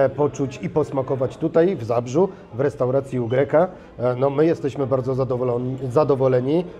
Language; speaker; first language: Polish; native; Polish